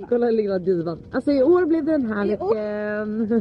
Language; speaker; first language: Swedish; native; Swedish